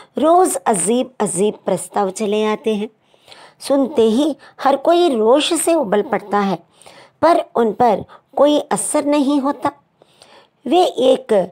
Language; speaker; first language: Hindi; non-native, local second language; Telugu